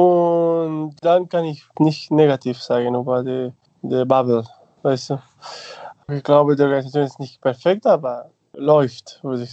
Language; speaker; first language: German; non-native, fluent; Spanish